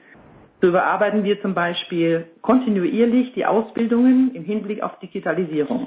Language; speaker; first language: German; native; German